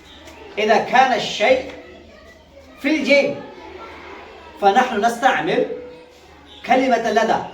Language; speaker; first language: Arabic; non-native, fluent; Urdu